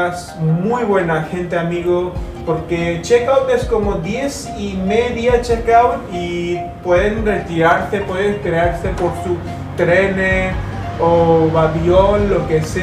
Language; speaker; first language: Spanish; non-native, fluent; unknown